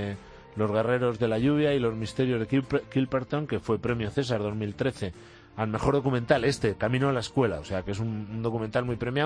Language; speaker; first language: Spanish; native; Spanish